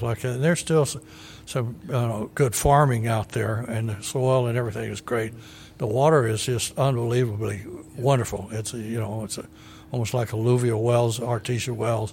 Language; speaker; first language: English; native; English